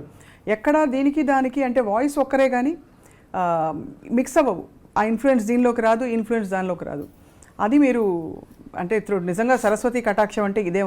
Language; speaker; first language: Telugu; native; Telugu